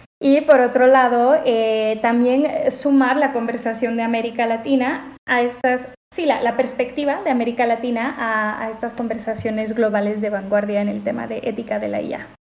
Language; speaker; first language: Spanish; non-native, fluent; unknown